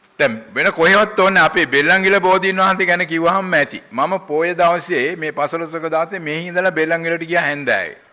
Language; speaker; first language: Sinhala; native; Sinhala